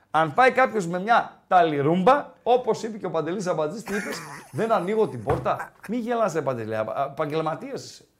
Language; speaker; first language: Greek; native; Greek